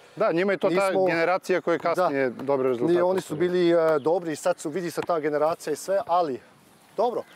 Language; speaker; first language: Croatian; early bilingual, heritage; Serbian